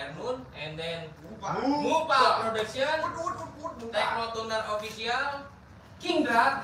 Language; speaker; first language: English; non-native, learner; Indonesian